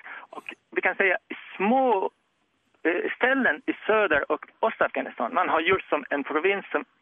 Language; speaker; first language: Swedish; non-native, fluent; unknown